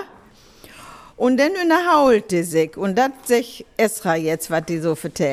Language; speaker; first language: German; native; German